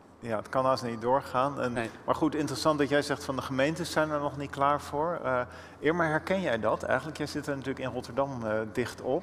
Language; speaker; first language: Dutch; native; Dutch